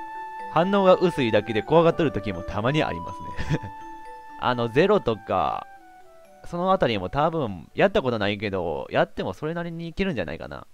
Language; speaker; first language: Japanese; native; Japanese